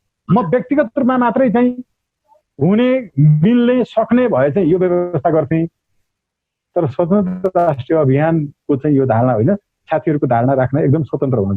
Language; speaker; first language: Nepali; native; Nepali